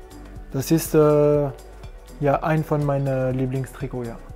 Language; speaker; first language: German; non-native, learner; French